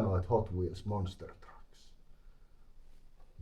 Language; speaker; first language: Finnish; native; Finnish